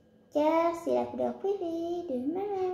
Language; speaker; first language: French; early bilingual, other home language; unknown